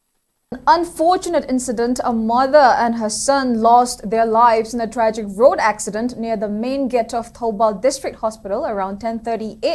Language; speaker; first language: English; non-native, local second language; Manipuri